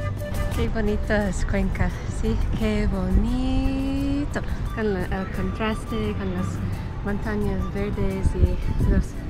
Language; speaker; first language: Spanish; non-native, learner; English